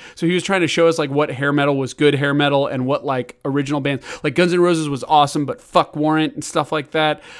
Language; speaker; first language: English; native; English